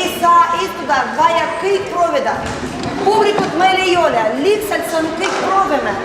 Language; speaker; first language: Estonian; non-native, learner; Russian